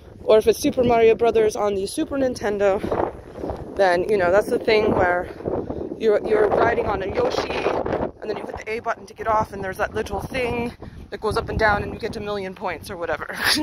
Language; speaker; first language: English; native; English